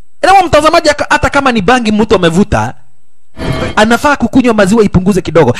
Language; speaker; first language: Swahili; native; Swahili